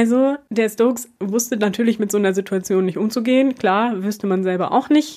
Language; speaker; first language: German; native; German